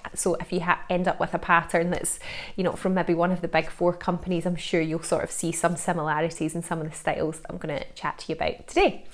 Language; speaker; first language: English; native; English